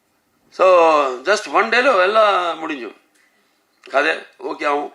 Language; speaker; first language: Tamil; non-native, learner; Telugu